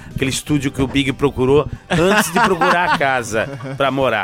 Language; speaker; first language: Portuguese; native; Portuguese